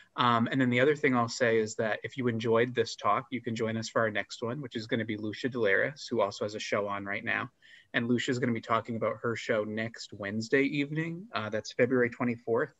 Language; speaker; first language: English; native; English